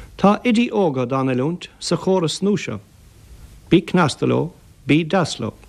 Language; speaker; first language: Irish; native; Irish